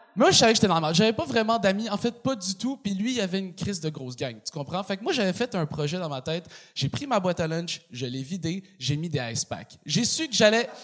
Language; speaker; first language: French; early bilingual, other home language; Arabic